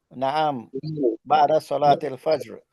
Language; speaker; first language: Arabic; non-native, learner; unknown